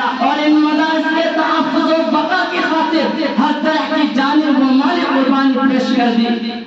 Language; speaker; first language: Urdu; non-native, local second language; Bangla